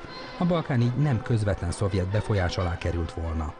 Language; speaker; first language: Hungarian; native; Hungarian